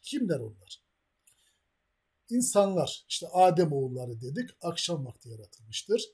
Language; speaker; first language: Turkish; native; Turkish